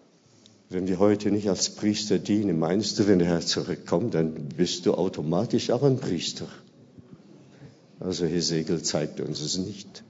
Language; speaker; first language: German; non-native, fluent; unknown